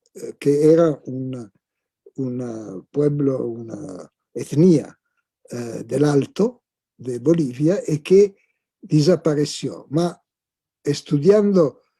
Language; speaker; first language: Spanish; non-native, fluent; Italian